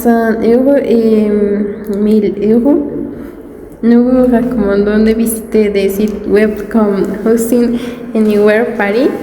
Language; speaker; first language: French; non-native, learner; Spanish